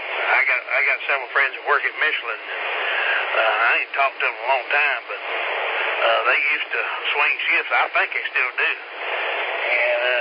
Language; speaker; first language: English; native; English